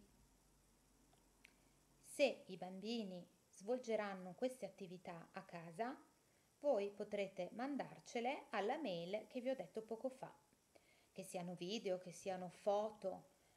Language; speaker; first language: Italian; native; Italian